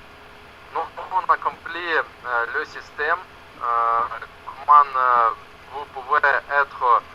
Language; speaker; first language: French; non-native, learner; Russian